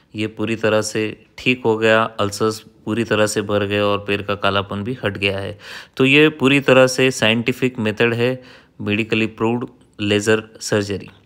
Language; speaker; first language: Hindi; non-native, local second language; Marathi